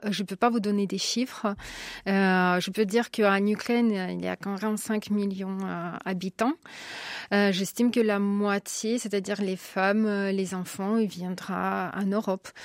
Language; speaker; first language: French; non-native, fluent; Ukrainian